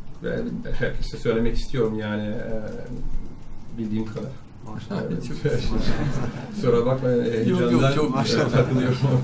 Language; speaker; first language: Turkish; non-native, learner; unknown